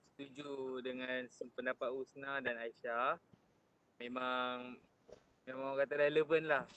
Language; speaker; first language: Malay; non-native, local second language; Tamil